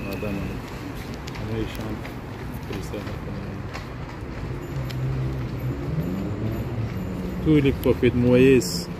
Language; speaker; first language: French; non-native, learner; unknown